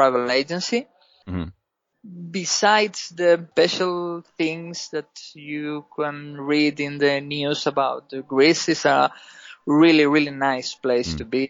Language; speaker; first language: English; non-native, fluent; Spanish